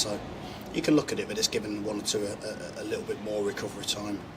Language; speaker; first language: English; native; English